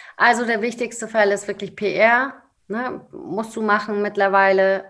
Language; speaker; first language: German; native; German